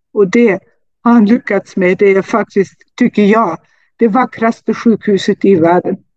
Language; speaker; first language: Swedish; non-native, fluent; German